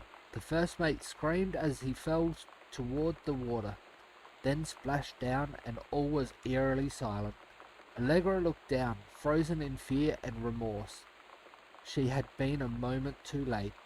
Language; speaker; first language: English; native; English